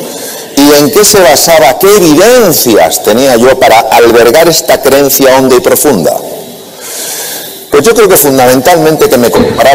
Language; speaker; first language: Spanish; native; Spanish